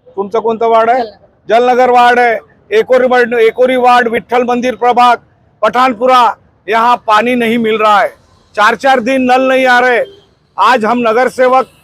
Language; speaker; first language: Hindi; non-native, local second language; Marathi